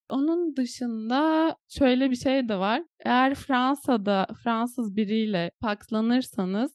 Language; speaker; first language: Turkish; native; Turkish